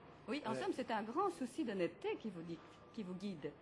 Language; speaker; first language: French; native; French